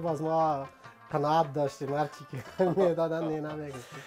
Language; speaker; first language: Persian; native; Persian